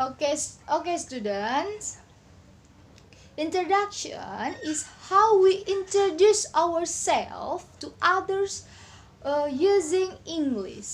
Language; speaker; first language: English; non-native, learner; Indonesian